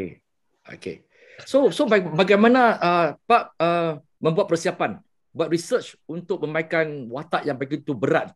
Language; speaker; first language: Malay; non-native, local second language; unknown